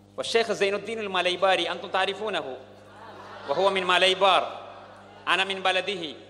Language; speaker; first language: Arabic; non-native, fluent; Malayalam